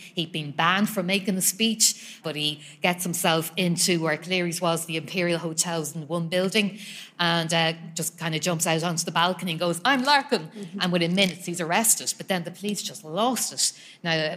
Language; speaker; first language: English; native; English